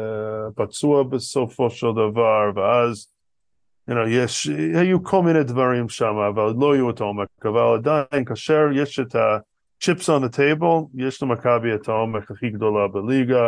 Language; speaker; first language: Hebrew; non-native, fluent; English